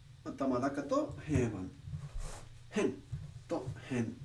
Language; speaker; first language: Japanese; non-native, learner; English